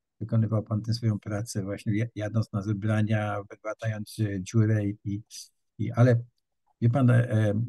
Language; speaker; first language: Polish; native; Polish